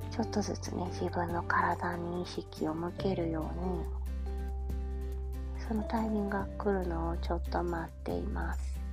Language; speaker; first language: Japanese; native; Japanese